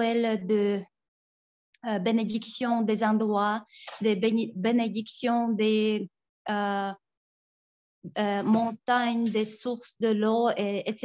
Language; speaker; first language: French; non-native, fluent; Tuvinian